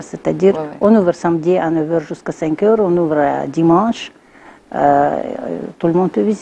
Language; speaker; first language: French; non-native, learner; Russian